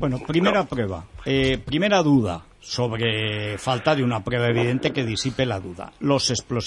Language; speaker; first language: Spanish; native; Spanish